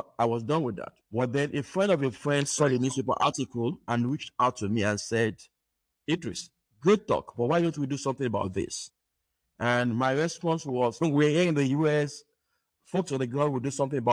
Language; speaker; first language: English; non-native, local second language; Yoruba